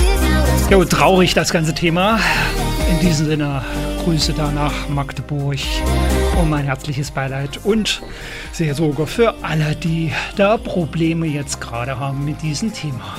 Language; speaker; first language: German; native; German